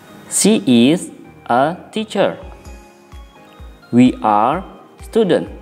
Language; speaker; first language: English; non-native, local second language; Indonesian